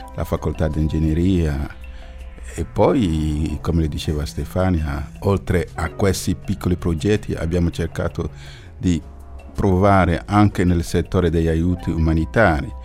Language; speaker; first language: Italian; non-native, fluent; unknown